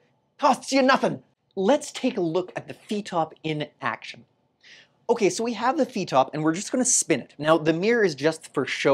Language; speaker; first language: English; native; English